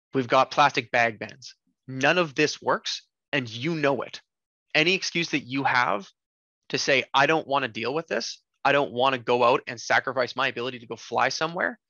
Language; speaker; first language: English; native; English